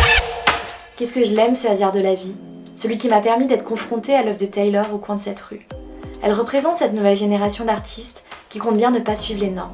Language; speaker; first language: French; native; French